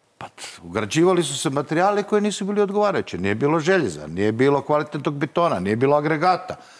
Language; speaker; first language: Croatian; native; Croatian